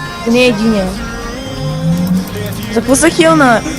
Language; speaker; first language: Bulgarian; native; Bulgarian